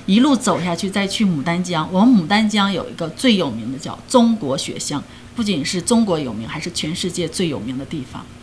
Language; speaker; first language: Chinese; native; Chinese